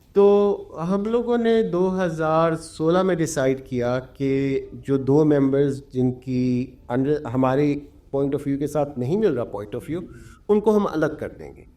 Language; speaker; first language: Urdu; early bilingual, heritage; Urdu